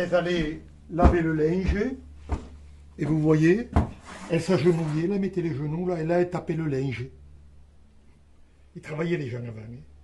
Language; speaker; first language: French; native; French